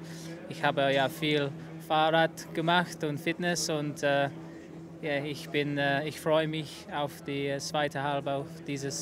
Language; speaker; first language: German; non-native, learner; English